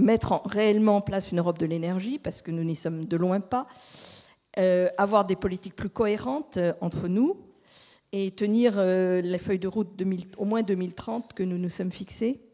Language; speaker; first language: French; native; French